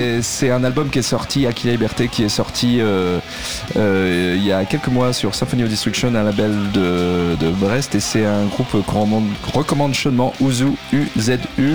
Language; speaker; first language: French; native; French